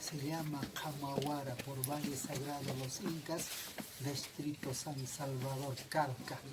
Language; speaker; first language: Spanish; non-native, local second language; Quechua